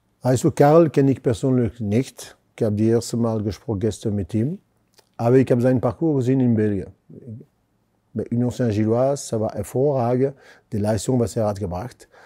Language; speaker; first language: German; non-native, fluent; French